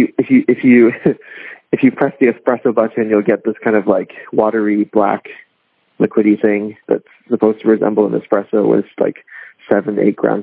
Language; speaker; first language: English; non-native, local second language; Cantonese